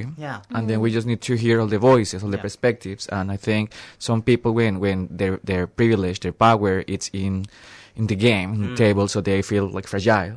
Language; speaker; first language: English; non-native, fluent; Spanish